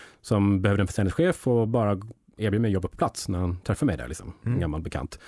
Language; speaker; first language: Swedish; early bilingual, heritage; English